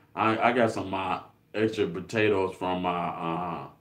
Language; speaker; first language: English; native; English